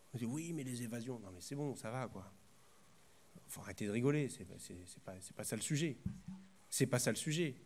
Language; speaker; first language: French; native; French